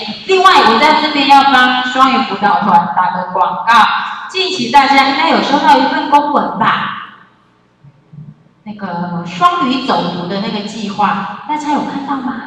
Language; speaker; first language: Chinese; native; Chinese